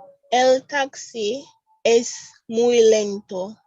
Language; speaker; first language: Spanish; non-native, learner; English